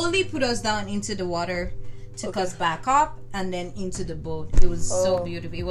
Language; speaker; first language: English; non-native, local second language; Yoruba